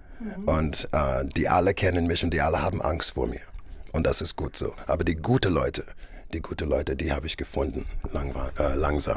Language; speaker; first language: German; non-native, fluent; English